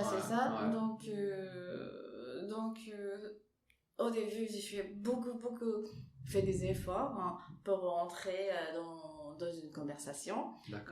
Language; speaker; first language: French; non-native, fluent; Japanese